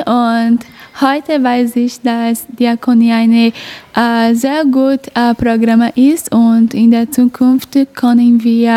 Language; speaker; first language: German; non-native, learner; Portuguese